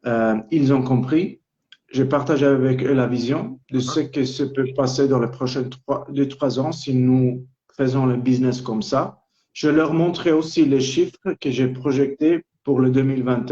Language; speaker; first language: French; non-native, local second language; Italian